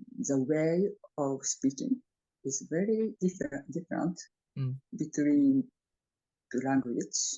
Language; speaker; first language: English; non-native, fluent; Japanese